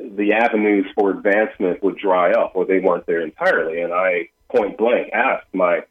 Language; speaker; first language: English; native; English